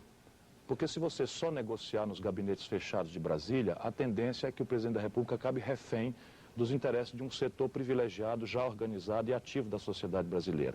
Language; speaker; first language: Portuguese; native; Portuguese